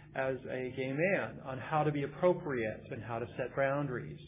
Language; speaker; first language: English; native; English